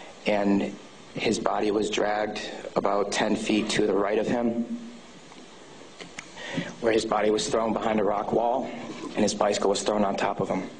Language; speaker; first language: English; native; English